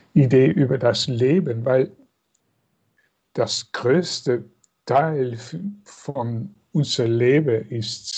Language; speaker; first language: German; non-native, fluent; Dutch